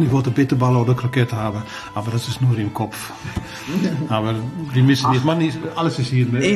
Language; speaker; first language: German; non-native, learner; Dutch